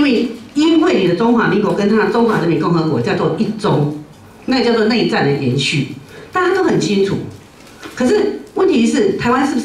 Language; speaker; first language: Chinese; non-native, local second language; Min Nan Chinese